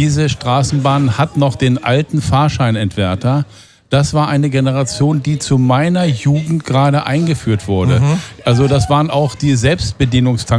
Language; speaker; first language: German; native; German